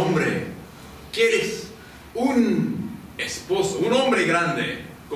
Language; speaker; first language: Spanish; non-native, learner; English